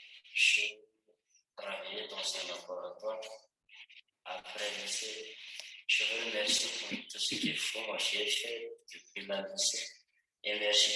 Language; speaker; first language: French; non-native, local second language; Malagasy